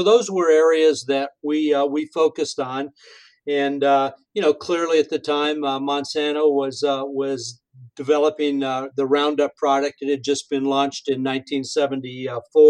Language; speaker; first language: English; native; English